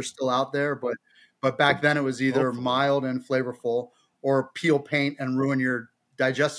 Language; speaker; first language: English; native; English